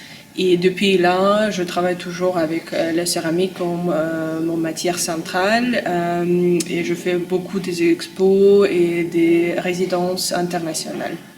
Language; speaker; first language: French; non-native, learner; Russian